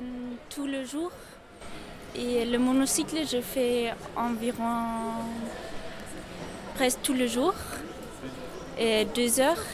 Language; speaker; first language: French; non-native, learner; German